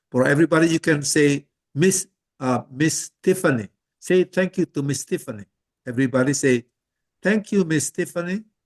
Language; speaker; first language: English; non-native, fluent; Indonesian